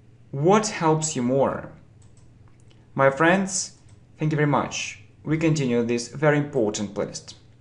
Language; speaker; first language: English; non-native, fluent; Russian